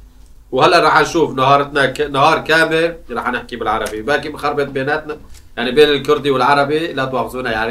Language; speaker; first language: Arabic; non-native, local second language; Kurdish